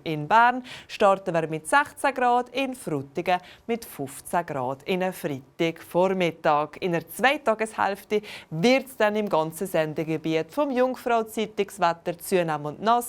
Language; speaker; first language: German; native; German